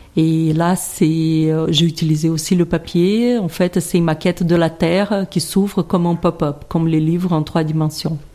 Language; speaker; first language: French; non-native, fluent; Portuguese